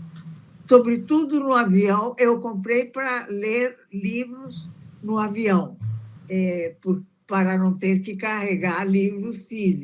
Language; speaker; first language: Portuguese; early bilingual, other home language; Italian